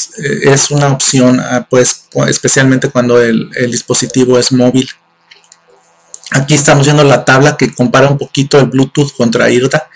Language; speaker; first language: Spanish; native; Spanish